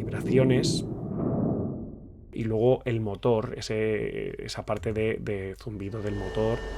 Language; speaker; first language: Spanish; native; Spanish